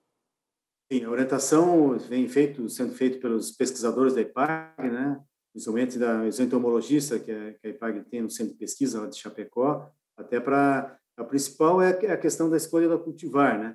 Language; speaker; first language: Portuguese; native; Portuguese